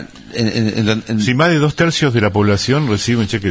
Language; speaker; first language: Spanish; native; Spanish